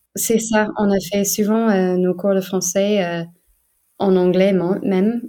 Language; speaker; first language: French; non-native, fluent; English